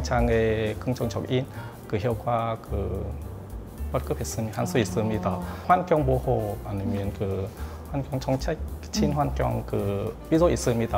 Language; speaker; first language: Korean; non-native, learner; Vietnamese